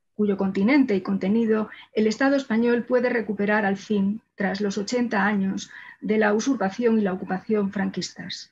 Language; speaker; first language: Spanish; native; Spanish